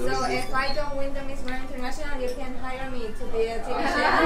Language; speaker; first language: English; non-native, fluent; Spanish